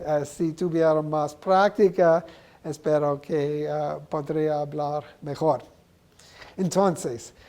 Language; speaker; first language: Spanish; non-native, learner; English